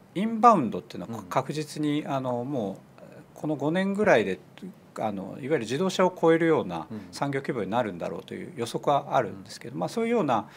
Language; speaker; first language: Japanese; native; Japanese